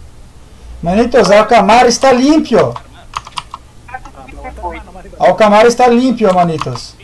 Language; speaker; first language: Spanish; non-native, learner; Portuguese